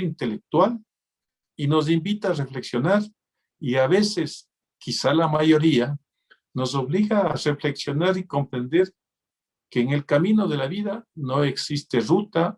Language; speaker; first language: Spanish; native; Spanish